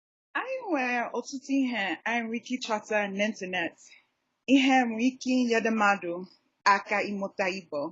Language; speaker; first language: Igbo; non-native, learner; English